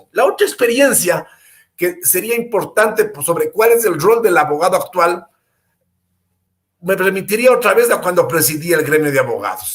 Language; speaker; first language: Spanish; native; Spanish